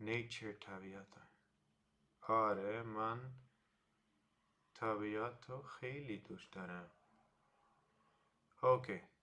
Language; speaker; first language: Persian; non-native, learner; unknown